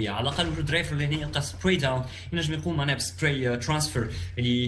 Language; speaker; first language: Arabic; native; Arabic